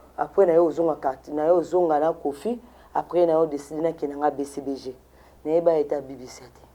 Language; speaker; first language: Lingala; native; Lingala